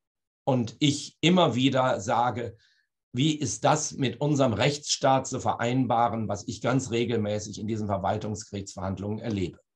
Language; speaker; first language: German; native; German